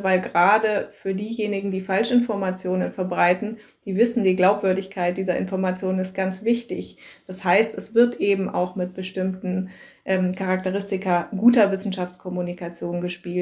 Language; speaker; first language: German; native; German